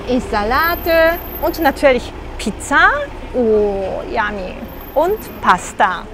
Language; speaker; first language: German; non-native, fluent; Japanese